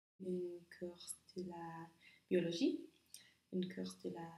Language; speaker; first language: French; non-native, learner; English